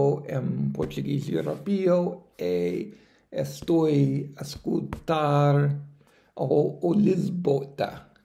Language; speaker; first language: Portuguese; non-native, learner; English